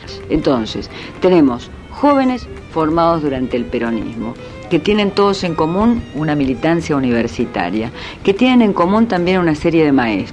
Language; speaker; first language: Spanish; native; Spanish